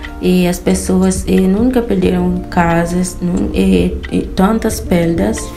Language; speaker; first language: Portuguese; non-native, fluent; Haitian Creole